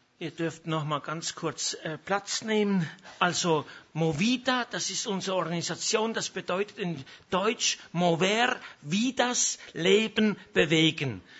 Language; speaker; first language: German; native; German